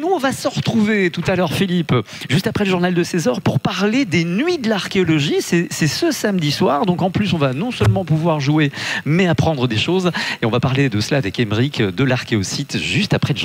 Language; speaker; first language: French; native; French